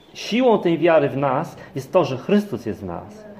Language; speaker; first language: Polish; native; Polish